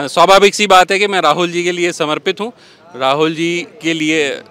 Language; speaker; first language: Hindi; native; Hindi